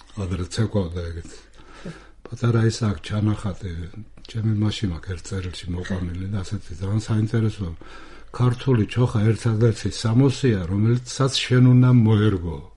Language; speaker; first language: Georgian; native; Georgian